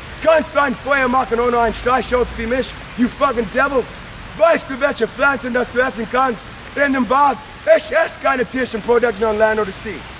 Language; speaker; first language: German; non-native, learner; English